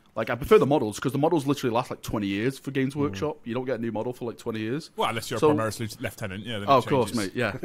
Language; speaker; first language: English; native; English